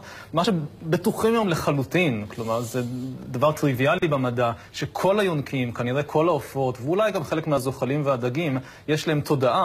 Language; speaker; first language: Hebrew; native; Hebrew